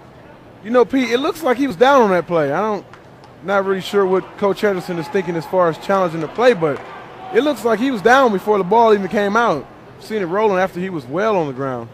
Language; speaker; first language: English; native; English